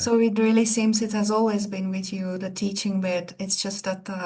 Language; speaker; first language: English; non-native, fluent; Czech